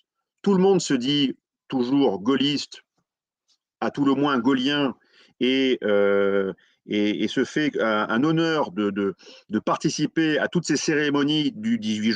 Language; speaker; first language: French; native; French